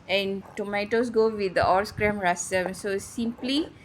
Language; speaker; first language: English; non-native, local second language; Tamil